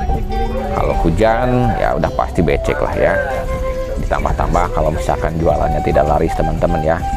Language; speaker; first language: Indonesian; non-native, local second language; Sundanese